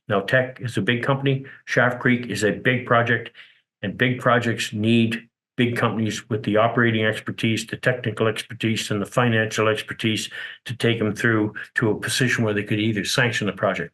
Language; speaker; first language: English; native; English